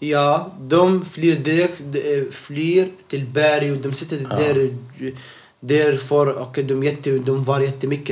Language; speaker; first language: Swedish; non-native, local second language; Arabic